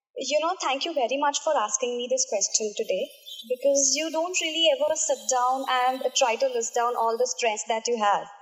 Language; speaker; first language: English; non-native, local second language; Marathi